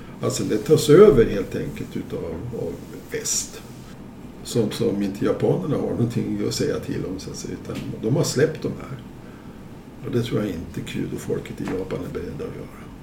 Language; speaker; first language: Swedish; native; Swedish